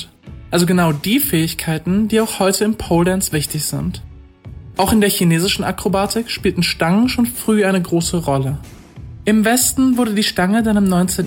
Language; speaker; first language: German; native; German